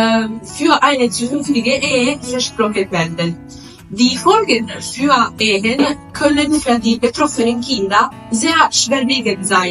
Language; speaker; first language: German; non-native, fluent; Italian